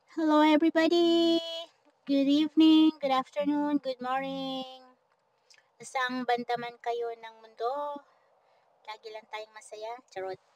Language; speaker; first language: Filipino; non-native, local second language; Hiligaynon